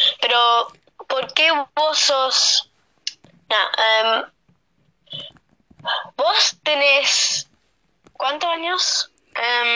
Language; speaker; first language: Spanish; early bilingual, heritage; Spanish